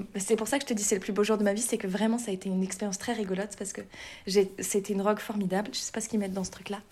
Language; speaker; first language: French; native; French